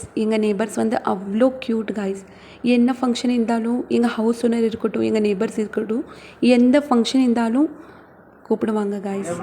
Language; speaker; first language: Tamil; non-native, local second language; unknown